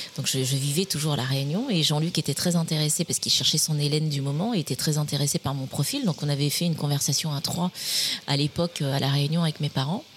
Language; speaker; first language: French; native; French